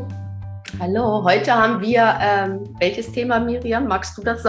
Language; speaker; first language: German; native; German